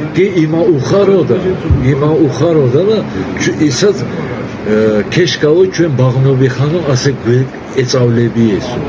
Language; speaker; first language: Georgian; early bilingual, heritage; Georgian